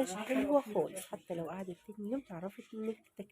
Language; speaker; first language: Arabic; native; Arabic